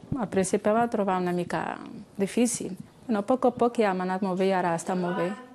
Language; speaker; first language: Catalan; non-native, learner; Arabic